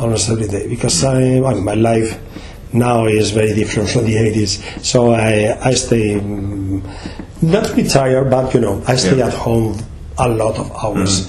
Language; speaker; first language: English; non-native, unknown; Spanish